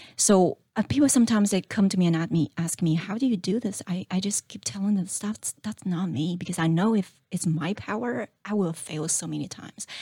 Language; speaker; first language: English; non-native, fluent; Chinese